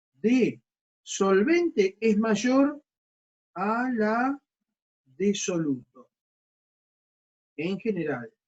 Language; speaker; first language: Spanish; native; Spanish